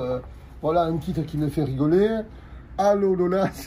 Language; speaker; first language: French; native; French